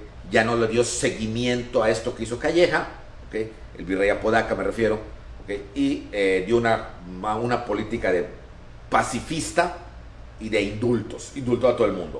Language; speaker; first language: Spanish; native; Spanish